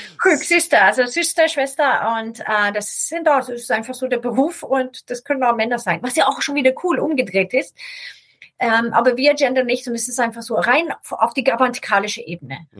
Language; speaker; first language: German; non-native, fluent; Swedish